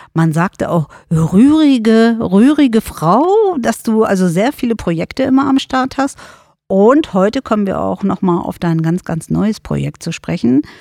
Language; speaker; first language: German; non-native, fluent; Bulgarian